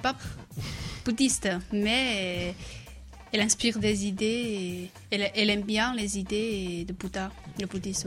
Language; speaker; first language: French; non-native, learner; Chinese